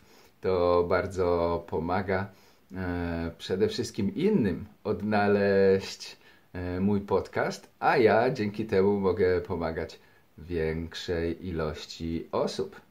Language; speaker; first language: Polish; native; Polish